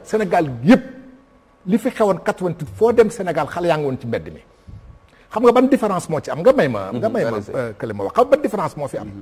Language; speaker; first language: Wolof; non-native, local second language; Fula